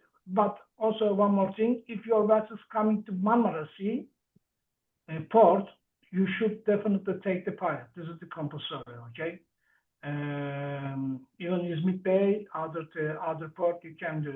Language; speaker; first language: English; non-native, learner; Turkish